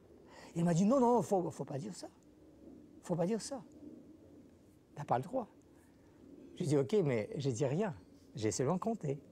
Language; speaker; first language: French; non-native, fluent; Russian